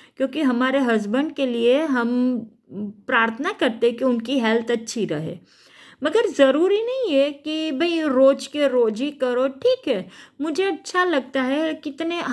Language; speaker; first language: Hindi; non-native, local second language; Gujarati